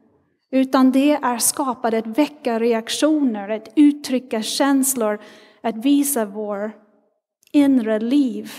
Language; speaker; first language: Swedish; non-native, fluent; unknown